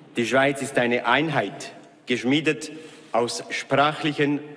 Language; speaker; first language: German; non-native, local second language; Italian